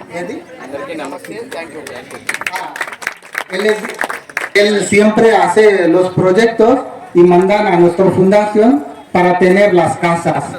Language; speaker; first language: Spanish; non-native, fluent; Telugu